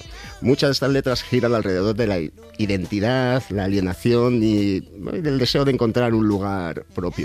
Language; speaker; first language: Spanish; native; Spanish